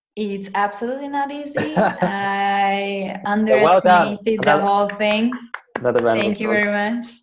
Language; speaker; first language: English; non-native, fluent; Hungarian